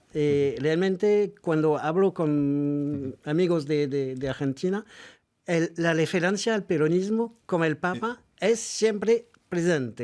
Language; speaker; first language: Spanish; non-native, fluent; French